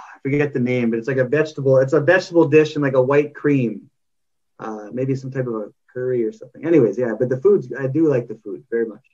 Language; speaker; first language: English; native; English